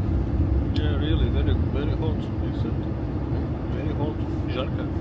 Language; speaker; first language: English; non-native, learner; Turkish